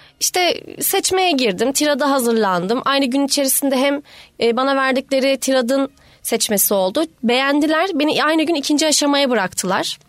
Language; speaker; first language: Turkish; native; Turkish